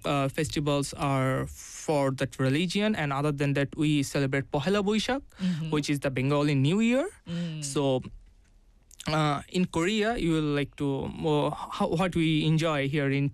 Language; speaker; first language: English; non-native, local second language; Bangla